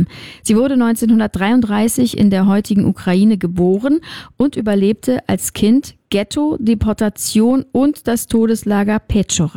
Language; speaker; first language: German; native; German